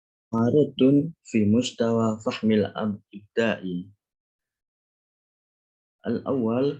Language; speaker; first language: Arabic; non-native, learner; Indonesian